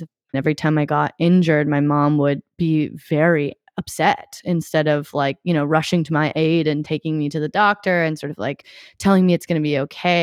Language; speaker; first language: English; native; English